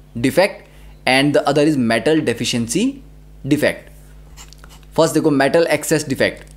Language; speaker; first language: Hindi; native; Hindi